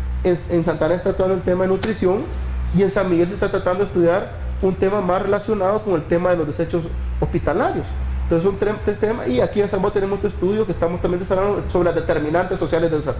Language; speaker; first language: Spanish; native; Spanish